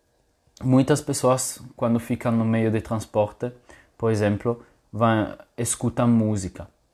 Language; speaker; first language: Portuguese; non-native, fluent; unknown